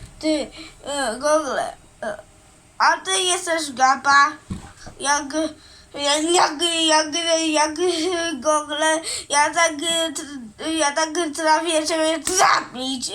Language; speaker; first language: Polish; early bilingual, heritage; Portuguese